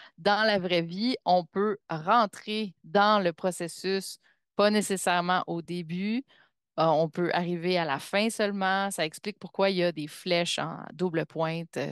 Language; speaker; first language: French; native; French